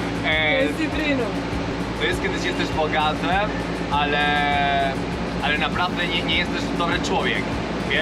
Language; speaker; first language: Polish; non-native, learner; Spanish